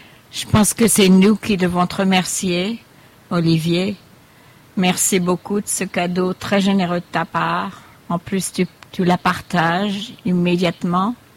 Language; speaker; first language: French; native; French